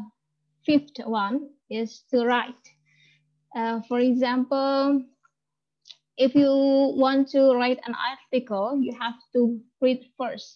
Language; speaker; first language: English; non-native, fluent; Indonesian